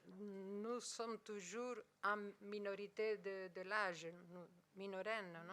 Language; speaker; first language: French; non-native, fluent; Spanish